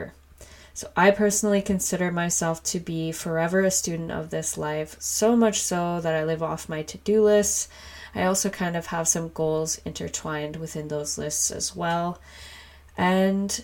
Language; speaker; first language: English; native; English